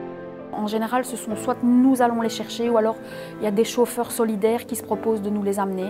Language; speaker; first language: French; native; French